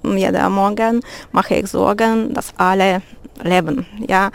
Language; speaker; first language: German; non-native, learner; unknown